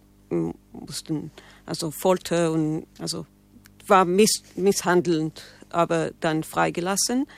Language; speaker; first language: German; non-native, fluent; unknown